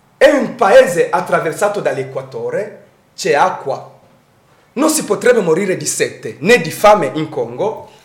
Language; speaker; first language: Italian; non-native, fluent; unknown